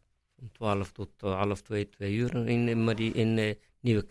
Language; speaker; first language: Dutch; non-native, fluent; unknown